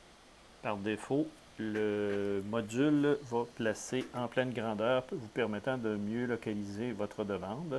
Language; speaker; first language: French; native; French